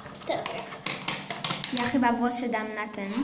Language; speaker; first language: Polish; early bilingual, heritage; Polish